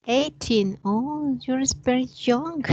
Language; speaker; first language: English; non-native, learner; Spanish